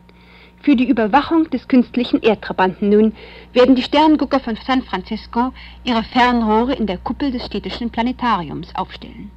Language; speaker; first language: German; native; German